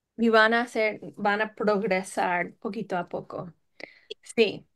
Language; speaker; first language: Spanish; non-native, fluent; English